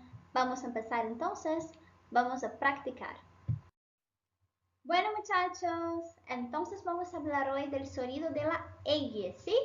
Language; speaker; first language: Spanish; non-native, fluent; Portuguese